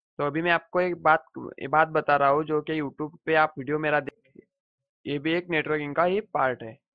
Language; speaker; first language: Hindi; native; Hindi